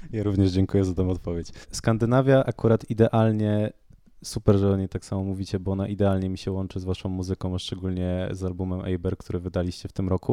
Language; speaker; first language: Polish; native; Polish